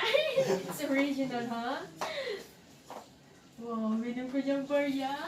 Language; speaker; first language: English; non-native, local second language; Filipino